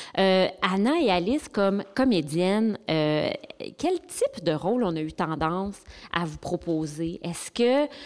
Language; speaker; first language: French; native; French